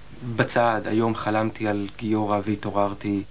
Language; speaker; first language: Hebrew; early bilingual, other home language; Russian